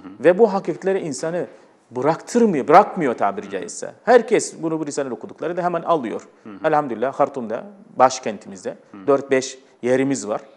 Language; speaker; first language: Turkish; non-native, fluent; Arabic